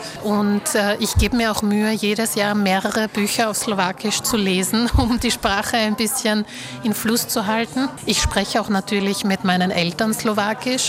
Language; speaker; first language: German; early bilingual, other home language; Slovak